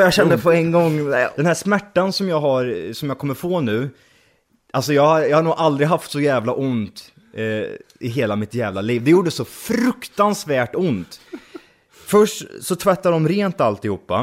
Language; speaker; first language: Swedish; native; Swedish